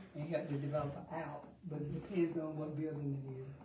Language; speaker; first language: English; native; English